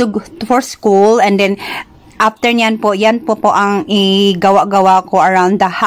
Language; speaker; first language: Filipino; non-native, local second language; Cebuano